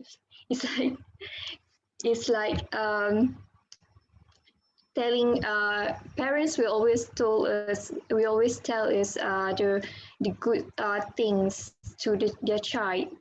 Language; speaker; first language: English; non-native, local second language; Malay